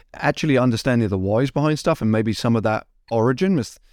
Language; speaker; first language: English; native; English